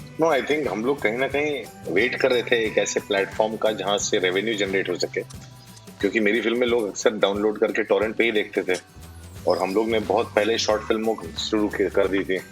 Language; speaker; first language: Hindi; native; Hindi